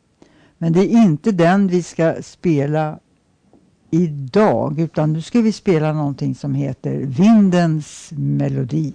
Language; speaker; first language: Swedish; native; Swedish